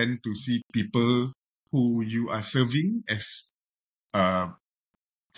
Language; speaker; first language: English; non-native, local second language; Malay